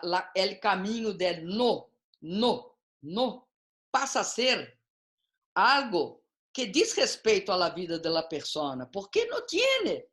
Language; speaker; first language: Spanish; non-native, learner; Portuguese